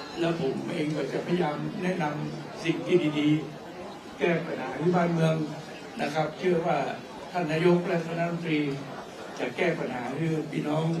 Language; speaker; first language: Thai; native; Thai